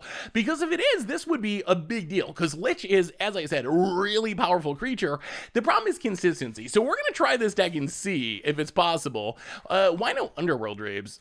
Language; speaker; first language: English; native; English